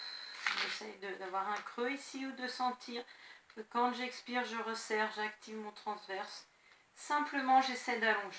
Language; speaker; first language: French; native; French